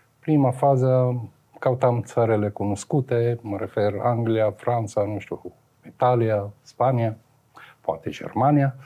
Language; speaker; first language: Romanian; non-native, fluent; Arabic